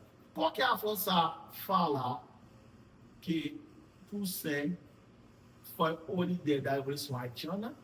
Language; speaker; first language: Portuguese; non-native, fluent; Haitian Creole